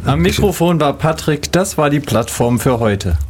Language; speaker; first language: German; native; German